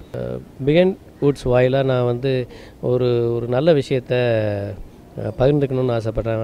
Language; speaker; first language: Tamil; native; Tamil